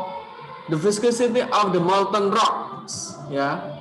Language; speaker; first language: English; non-native, learner; Indonesian